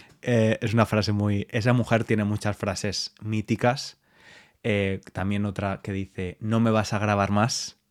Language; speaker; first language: Spanish; native; Spanish